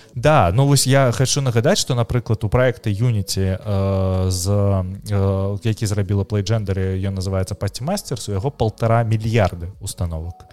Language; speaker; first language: Belarusian; non-native, local second language; Russian